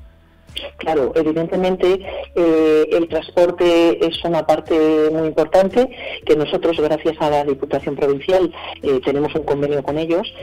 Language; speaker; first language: Spanish; native; Spanish